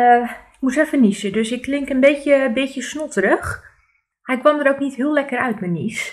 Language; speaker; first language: Dutch; native; Dutch